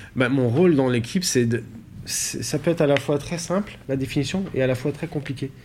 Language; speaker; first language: French; native; French